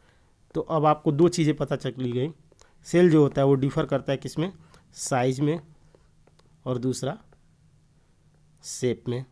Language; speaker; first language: Hindi; native; Hindi